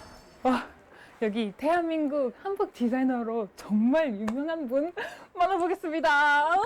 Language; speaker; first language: Korean; non-native, fluent; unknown